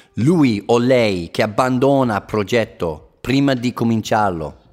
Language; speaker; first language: Italian; non-native, fluent; English